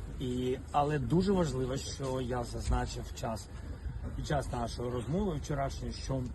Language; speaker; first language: Ukrainian; non-native, local second language; Russian